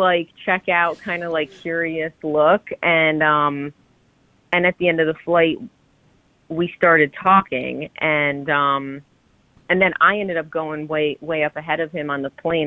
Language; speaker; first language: English; native; English